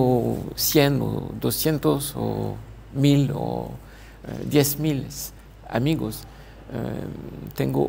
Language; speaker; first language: Spanish; non-native, fluent; French